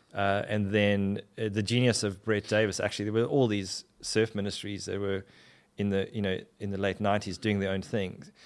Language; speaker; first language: English; native; English